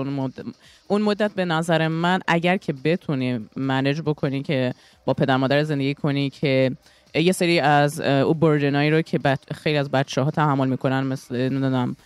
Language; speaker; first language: Persian; early bilingual, heritage; Persian